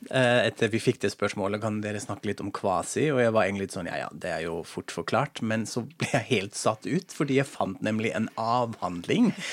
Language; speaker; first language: Norwegian; non-native, fluent; German